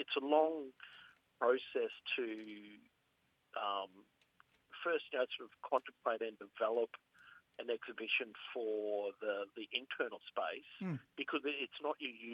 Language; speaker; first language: English; native; English